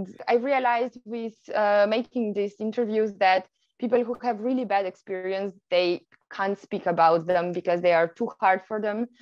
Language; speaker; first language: English; non-native, fluent; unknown